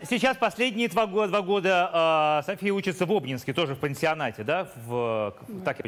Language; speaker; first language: Russian; native; Russian